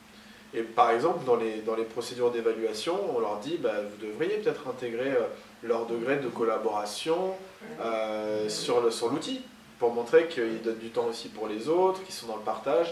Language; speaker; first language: French; native; French